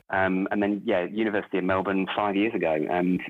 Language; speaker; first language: English; native; English